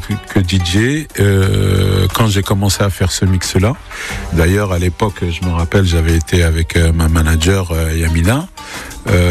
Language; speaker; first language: French; native; French